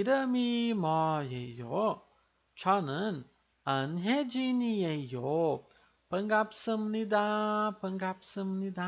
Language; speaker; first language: Korean; non-native, fluent; Portuguese